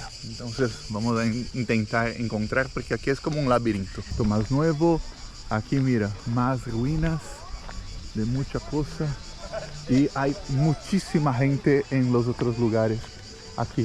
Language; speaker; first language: Spanish; non-native, fluent; Portuguese